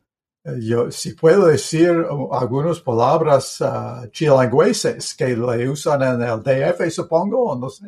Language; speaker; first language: Spanish; non-native, learner; English